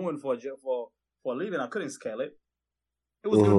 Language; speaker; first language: English; non-native, local second language; Kinyarwanda